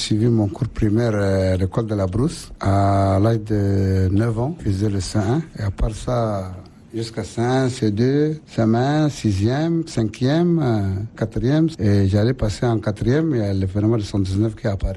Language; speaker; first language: French; non-native, local second language; Arabic